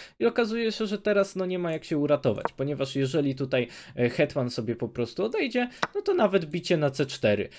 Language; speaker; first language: Polish; native; Polish